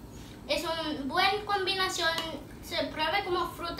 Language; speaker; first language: Spanish; early bilingual, heritage; Spanish